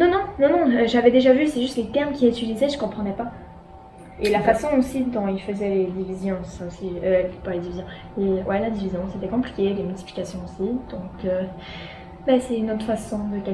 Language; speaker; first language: French; native; French